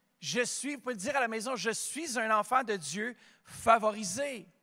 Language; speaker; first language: French; native; French